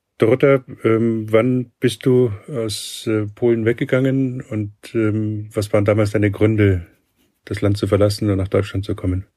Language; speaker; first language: German; native; German